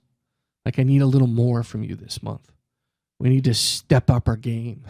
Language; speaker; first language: English; native; English